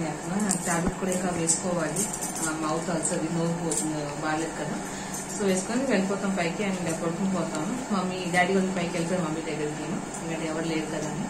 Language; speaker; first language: Telugu; native; Telugu